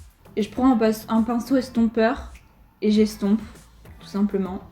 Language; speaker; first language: French; native; French